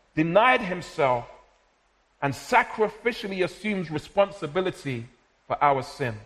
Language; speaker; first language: English; native; English